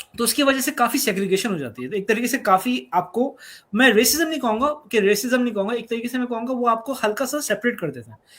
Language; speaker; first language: Urdu; native; Urdu